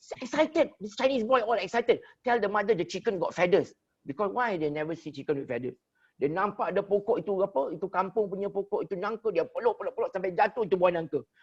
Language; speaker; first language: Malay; native; Malay